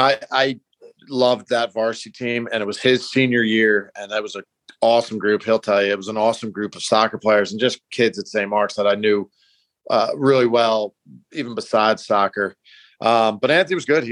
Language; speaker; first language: English; native; English